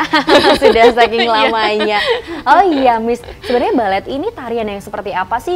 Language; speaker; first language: Indonesian; native; Indonesian